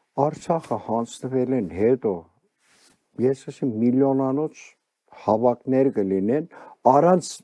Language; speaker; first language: Armenian; early bilingual, heritage; Armenian